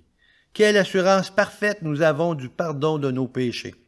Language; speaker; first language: French; native; French